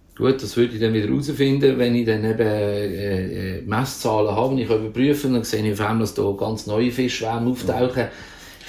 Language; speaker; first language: German; native; German